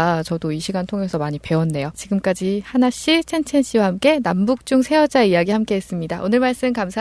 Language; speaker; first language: Korean; native; Korean